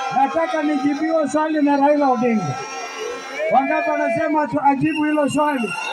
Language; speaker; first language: Swahili; non-native, local second language; Kamba